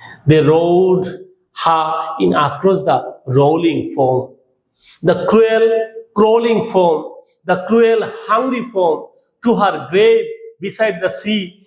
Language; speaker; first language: English; non-native, local second language; Bangla